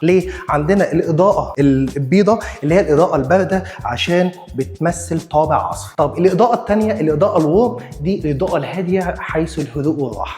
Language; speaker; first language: Arabic; native; Arabic